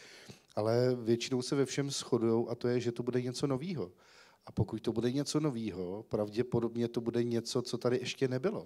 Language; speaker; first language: Czech; native; Czech